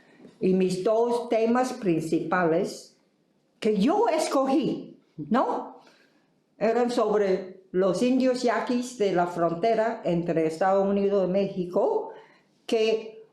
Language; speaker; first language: Spanish; non-native, fluent; Chinese